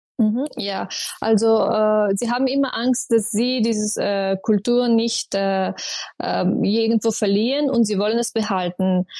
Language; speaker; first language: German; non-native, fluent; Persian